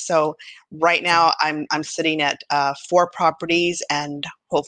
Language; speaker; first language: English; native; English